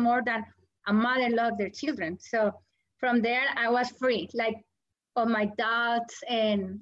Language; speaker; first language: English; non-native, learner; Spanish